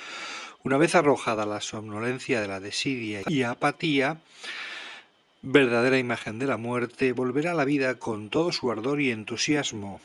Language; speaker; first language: Spanish; native; Spanish